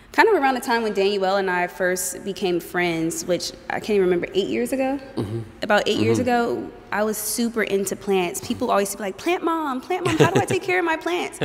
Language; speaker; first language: English; native; English